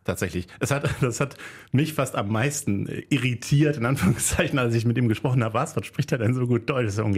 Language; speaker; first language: German; native; German